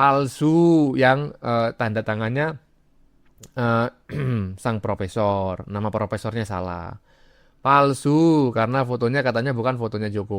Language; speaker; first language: Indonesian; native; Indonesian